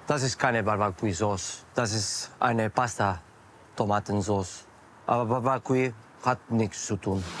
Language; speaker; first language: German; non-native, learner; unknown